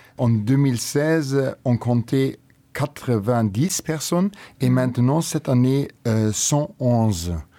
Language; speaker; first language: French; non-native, local second language; Luxembourgish